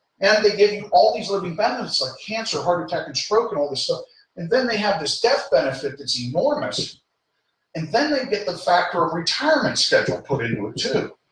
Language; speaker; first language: English; native; English